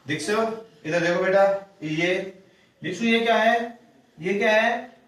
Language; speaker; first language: Hindi; native; Hindi